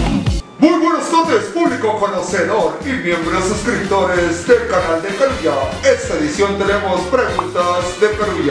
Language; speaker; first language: Spanish; native; Spanish